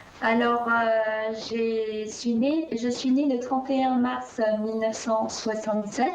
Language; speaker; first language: French; early bilingual, other home language; Korean